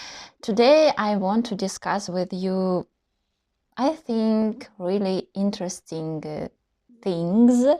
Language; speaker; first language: English; non-native, learner; Russian